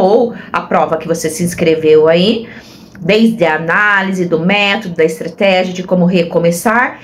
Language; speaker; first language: Portuguese; native; Portuguese